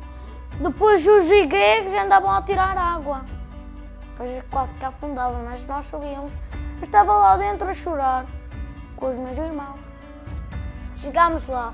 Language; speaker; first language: Portuguese; early bilingual, other home language; Arabic